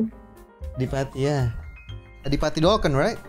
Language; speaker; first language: English; non-native, learner; Indonesian